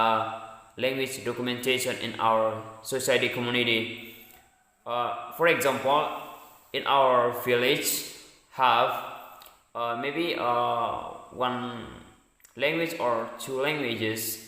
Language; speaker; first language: English; non-native, learner; Indonesian